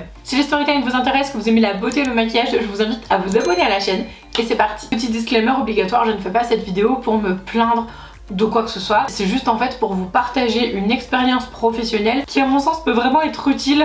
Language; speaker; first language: French; native; French